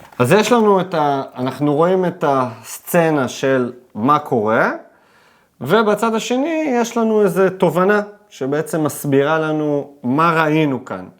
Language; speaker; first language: Hebrew; native; Hebrew